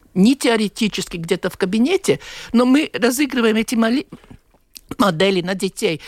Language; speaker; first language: Russian; non-native, local second language; Latvian